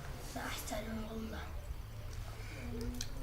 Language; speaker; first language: Arabic; native; Arabic